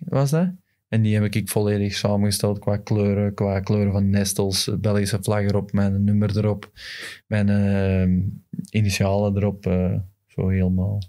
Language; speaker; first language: Dutch; native; Dutch